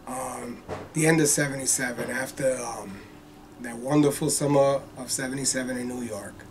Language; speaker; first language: English; native; English